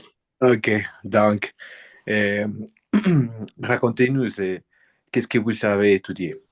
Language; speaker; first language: French; non-native, fluent; Spanish